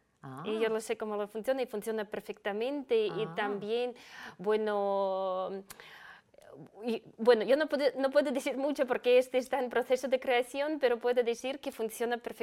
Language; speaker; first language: Spanish; non-native, fluent; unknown